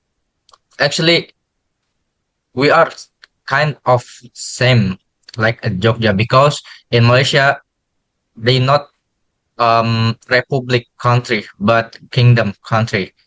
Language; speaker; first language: English; non-native, learner; Indonesian